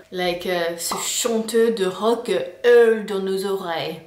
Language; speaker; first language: French; non-native, fluent; English